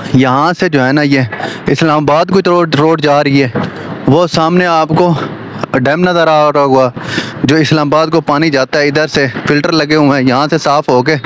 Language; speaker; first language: Urdu; non-native, local second language; Punjabi